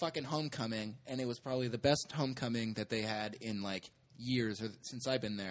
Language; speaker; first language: English; native; English